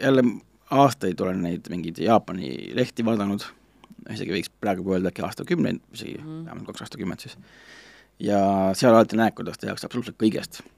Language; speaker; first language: Estonian; native; Estonian